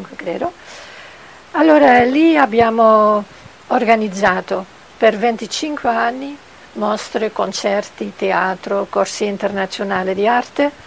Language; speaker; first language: Italian; non-native, fluent; Dutch